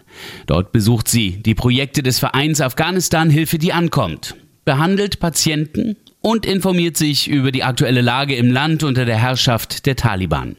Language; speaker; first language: German; native; German